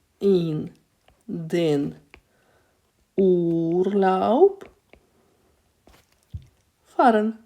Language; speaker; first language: German; non-native, fluent; Ukrainian